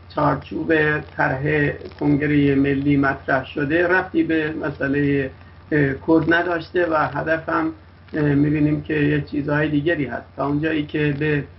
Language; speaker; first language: Persian; non-native, local second language; Kurdish